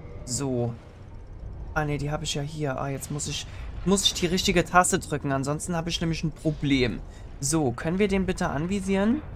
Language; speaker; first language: German; native; German